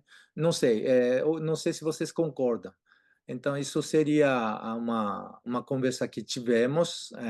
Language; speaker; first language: Portuguese; non-native, fluent; Japanese